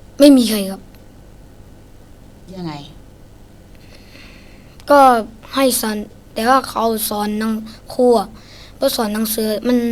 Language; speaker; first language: Thai; non-native, learner; Shan